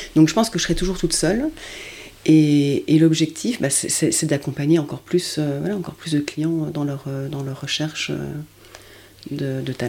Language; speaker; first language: French; native; French